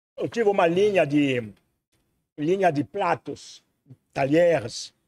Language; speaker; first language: Portuguese; non-native, fluent; French